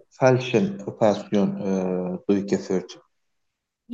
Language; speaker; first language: German; non-native, learner; Turkish